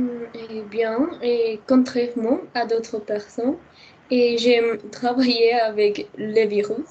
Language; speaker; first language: French; non-native, learner; Spanish